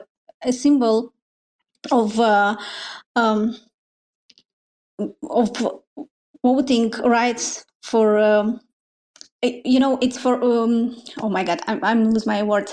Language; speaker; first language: English; non-native, fluent; Romanian